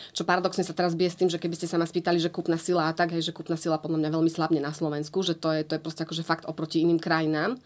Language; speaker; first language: Slovak; native; Slovak